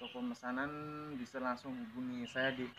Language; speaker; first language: Indonesian; native; Indonesian